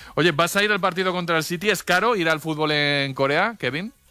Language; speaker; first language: Spanish; native; Spanish